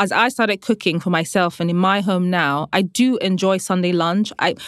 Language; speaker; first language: English; non-native, local second language; Igbo